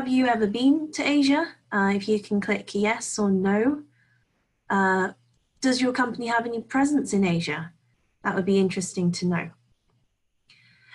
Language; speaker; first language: English; native; English